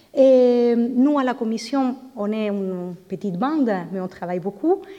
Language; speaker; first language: French; non-native, fluent; Spanish